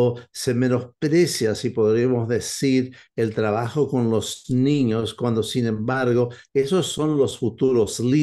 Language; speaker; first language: Spanish; non-native, fluent; English